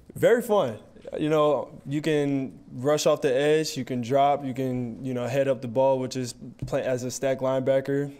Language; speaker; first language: English; native; English